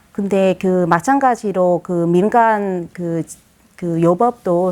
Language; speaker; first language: Korean; non-native, fluent; Vietnamese